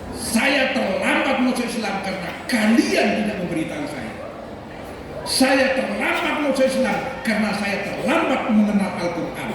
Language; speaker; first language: Indonesian; non-native, local second language; Sasak